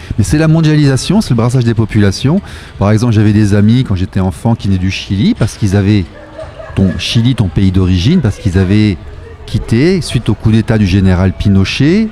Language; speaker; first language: French; native; French